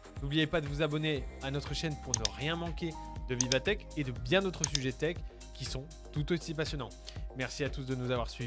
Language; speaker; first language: French; native; French